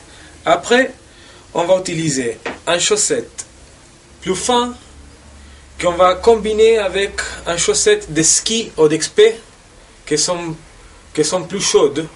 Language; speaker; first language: French; non-native, fluent; Spanish